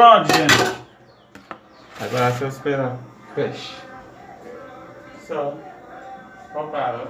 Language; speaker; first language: Portuguese; non-native, learner; Haitian Creole